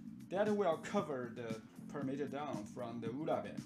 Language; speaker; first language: English; non-native, learner; Japanese